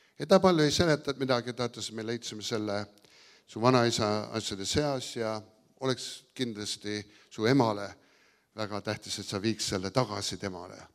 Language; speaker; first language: Estonian; early bilingual, heritage; Estonian